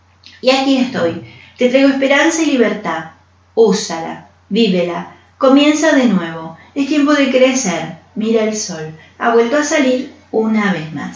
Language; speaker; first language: Spanish; native; Spanish